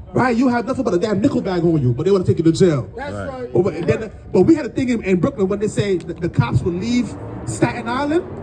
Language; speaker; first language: English; native; English